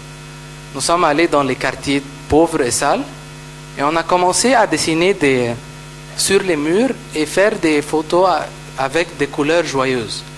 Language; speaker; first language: French; non-native, fluent; Arabic